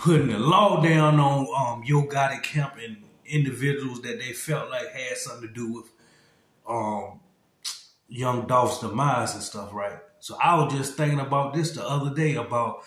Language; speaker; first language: English; native; English